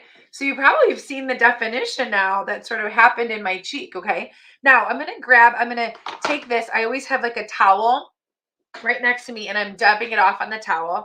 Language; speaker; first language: English; native; English